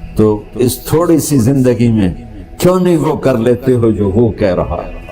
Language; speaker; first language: Urdu; non-native, local second language; Punjabi